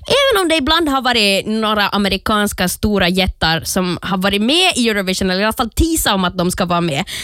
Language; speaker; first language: Swedish; native; Swedish